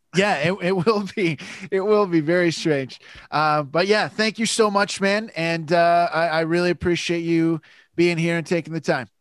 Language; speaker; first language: English; native; English